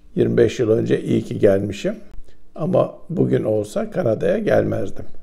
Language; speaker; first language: Turkish; native; Turkish